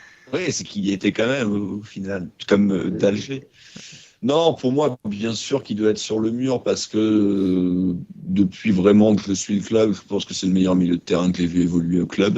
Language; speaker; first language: French; native; French